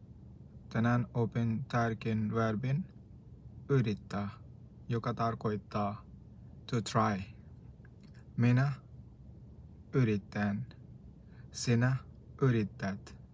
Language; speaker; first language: Finnish; non-native, learner; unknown